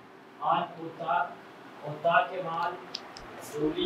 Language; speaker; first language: Persian; non-native, learner; Urdu